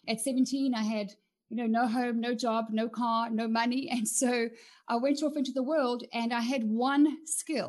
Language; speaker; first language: English; native; English